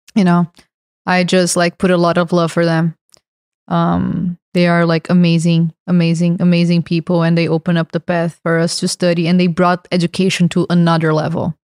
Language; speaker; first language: English; non-native, fluent; Portuguese